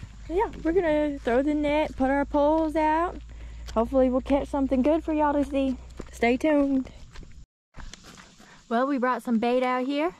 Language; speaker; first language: English; native; English